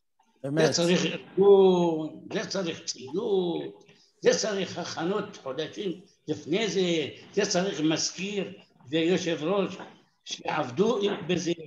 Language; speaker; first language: Hebrew; non-native, fluent; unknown